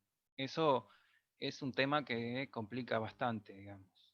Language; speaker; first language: Spanish; native; Spanish